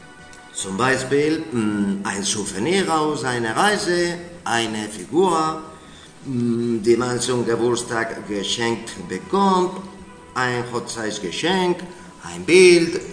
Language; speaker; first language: German; non-native, learner; Spanish